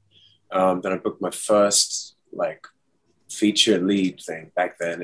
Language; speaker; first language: English; native; English